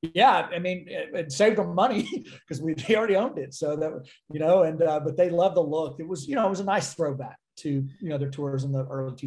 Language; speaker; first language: English; native; English